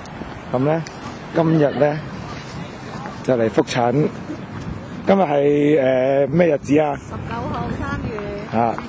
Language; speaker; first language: Cantonese; native; Cantonese